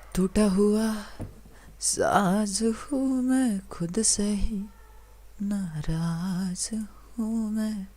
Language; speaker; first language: Hindi; non-native, local second language; Marathi